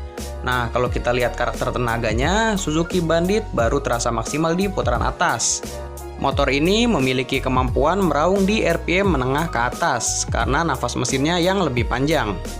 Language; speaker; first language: Indonesian; native; Indonesian